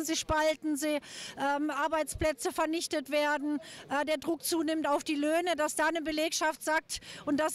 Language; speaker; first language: German; native; German